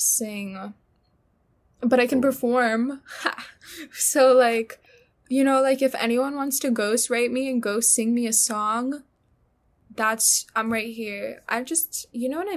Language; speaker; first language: English; early bilingual, other home language; Russian